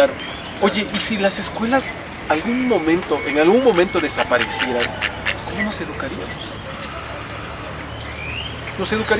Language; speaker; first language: Spanish; native; Spanish